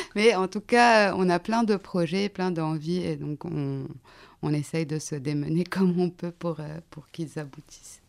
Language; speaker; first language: French; non-native, local second language; Arabic